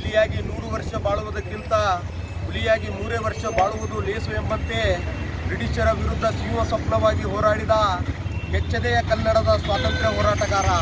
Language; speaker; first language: Kannada; non-native, local second language; Urdu